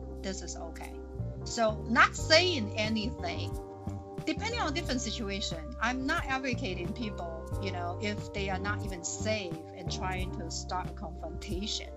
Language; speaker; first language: English; non-native, fluent; Chinese